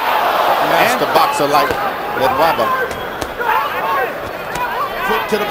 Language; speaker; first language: English; native; English